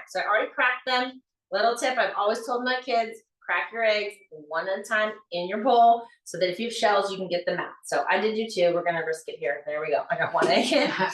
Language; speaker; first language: English; native; English